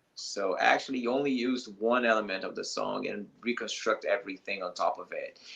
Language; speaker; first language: English; non-native, fluent; Portuguese